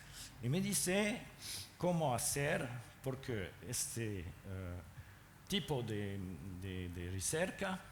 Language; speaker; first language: Spanish; non-native, learner; French